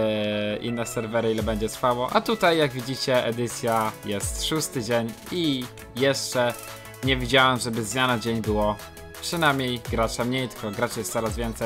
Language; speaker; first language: Polish; native; Polish